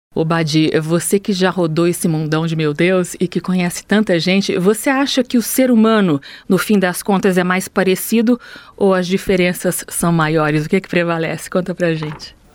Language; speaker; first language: Portuguese; native; Portuguese